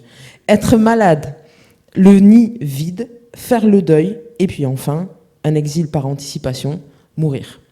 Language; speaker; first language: French; native; French